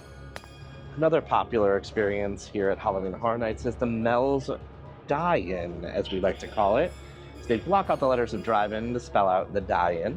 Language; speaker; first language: English; native; English